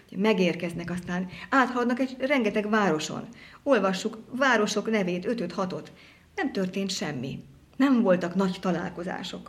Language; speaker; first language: Hungarian; native; Hungarian